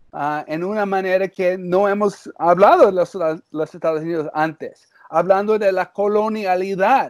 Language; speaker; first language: Spanish; early bilingual, heritage; English